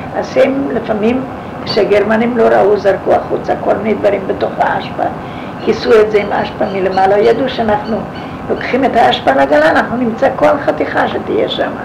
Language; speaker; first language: Hebrew; non-native, fluent; Yiddish